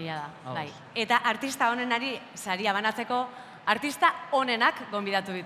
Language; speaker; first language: Basque; native; Basque